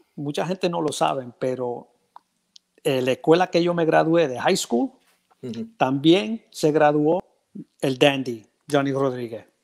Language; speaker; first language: Spanish; early bilingual, heritage; Spanish